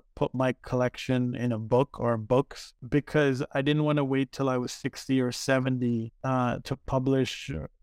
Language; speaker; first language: English; early bilingual, other home language; Arabic